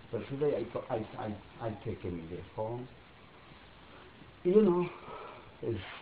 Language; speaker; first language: English; non-native, learner; Spanish